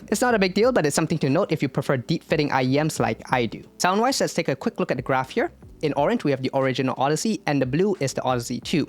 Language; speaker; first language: English; native; English